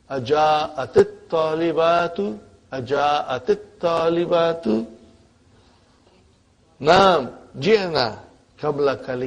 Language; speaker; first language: Arabic; non-native, fluent; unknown